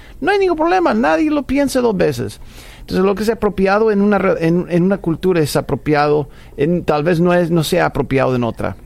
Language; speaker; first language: Spanish; non-native, fluent; English